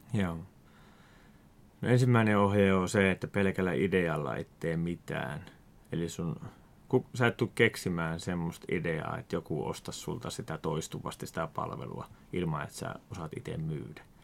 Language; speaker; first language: Finnish; native; Finnish